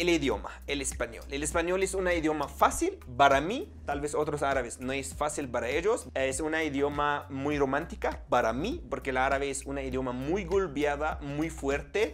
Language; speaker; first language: Spanish; non-native, fluent; Arabic